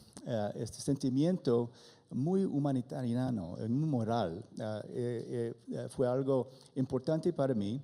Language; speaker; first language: Spanish; non-native, learner; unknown